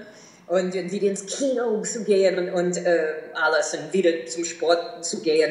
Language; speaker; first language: German; non-native, fluent; English